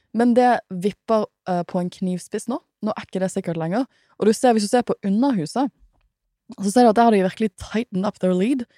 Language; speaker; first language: Norwegian; native; Norwegian